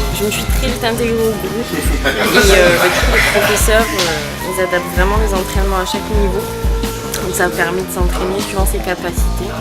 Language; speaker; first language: French; native; French